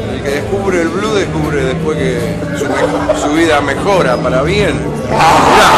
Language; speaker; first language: Spanish; native; Spanish